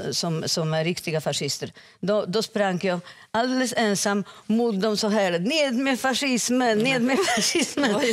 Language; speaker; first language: Swedish; non-native, fluent; Polish